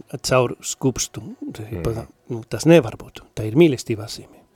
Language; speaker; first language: Latvian; non-native, learner; Spanish